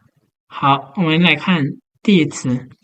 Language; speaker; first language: Chinese; non-native, fluent; Lao